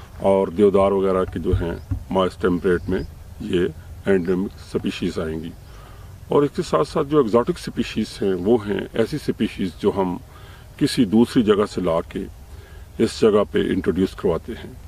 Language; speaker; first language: Urdu; native; Urdu